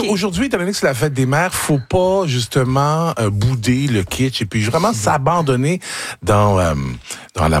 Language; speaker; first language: French; native; French